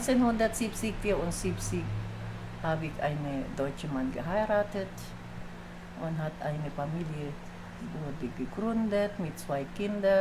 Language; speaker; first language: German; non-native, fluent; Filipino